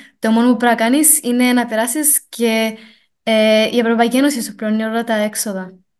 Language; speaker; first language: Greek; native; Greek